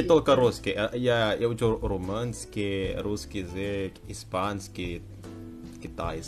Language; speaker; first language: Russian; non-native, learner; Indonesian